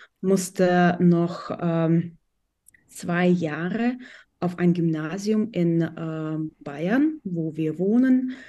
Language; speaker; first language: German; non-native, fluent; Russian